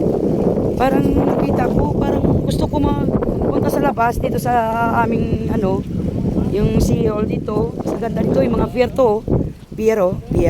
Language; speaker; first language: Filipino; non-native, local second language; Hiligaynon